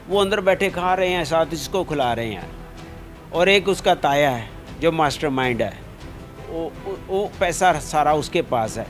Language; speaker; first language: Urdu; native; Urdu